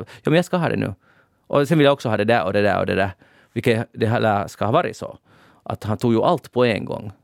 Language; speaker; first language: Swedish; native; Swedish